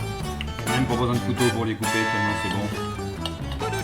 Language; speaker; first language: French; native; French